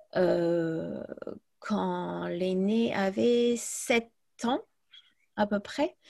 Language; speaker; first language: French; early bilingual, other home language; English